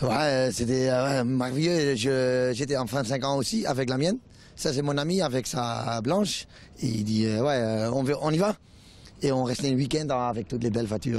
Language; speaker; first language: French; non-native, learner; Dutch